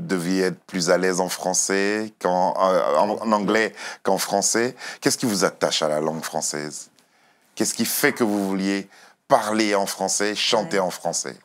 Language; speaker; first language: French; native; French